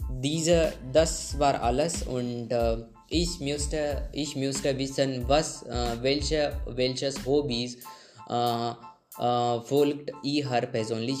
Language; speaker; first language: German; non-native, learner; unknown